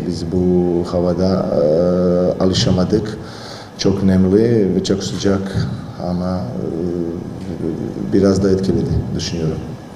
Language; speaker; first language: Turkish; non-native, learner; Croatian